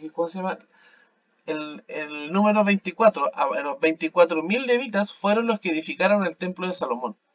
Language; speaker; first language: Spanish; native; Spanish